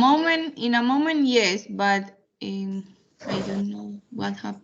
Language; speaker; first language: English; non-native, fluent; Spanish